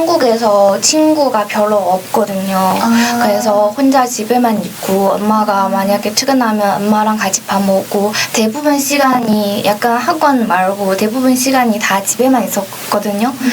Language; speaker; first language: Korean; non-native, fluent; Chinese